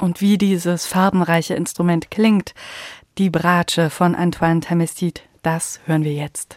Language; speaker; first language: German; native; German